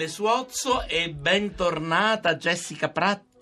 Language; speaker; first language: Italian; native; Italian